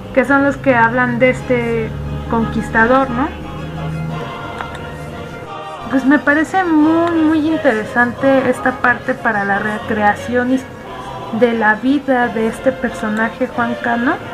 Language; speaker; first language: Spanish; native; Spanish